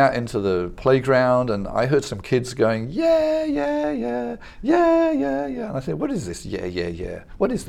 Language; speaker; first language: English; native; English